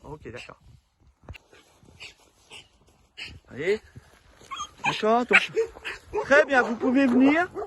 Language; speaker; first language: French; native; French